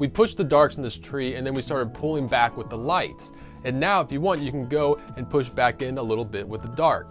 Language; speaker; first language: English; native; English